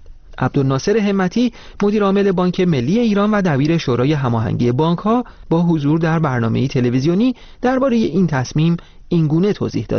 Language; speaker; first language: Persian; native; Persian